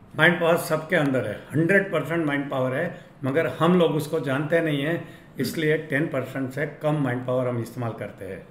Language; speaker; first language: Hindi; non-native, local second language; Gujarati